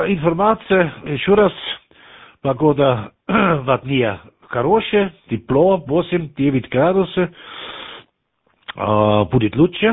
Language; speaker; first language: Russian; non-native, learner; German